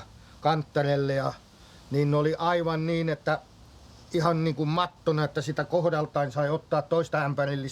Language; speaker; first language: Finnish; native; Finnish